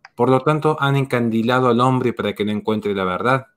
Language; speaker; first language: Spanish; native; Spanish